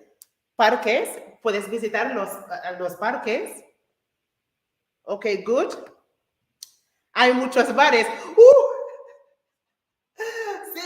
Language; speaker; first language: Spanish; non-native, fluent; English